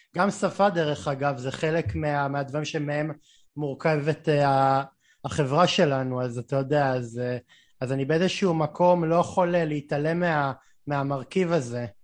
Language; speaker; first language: Hebrew; native; Hebrew